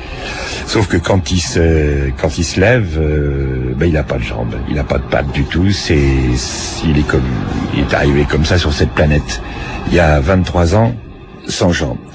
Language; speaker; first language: French; native; French